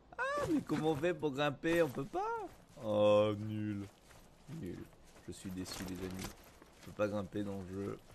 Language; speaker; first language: French; native; French